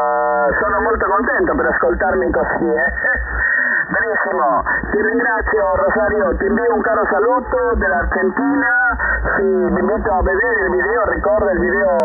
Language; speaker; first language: Italian; non-native, fluent; Spanish